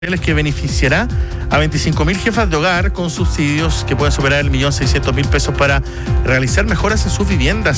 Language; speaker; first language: Spanish; native; Spanish